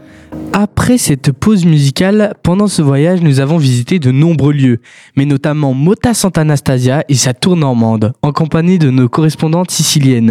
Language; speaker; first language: French; native; French